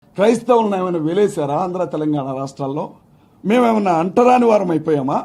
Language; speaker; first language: Telugu; native; Telugu